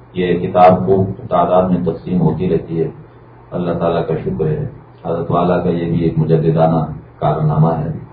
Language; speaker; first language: Urdu; native; Urdu